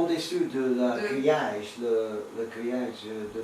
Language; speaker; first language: French; non-native, learner; English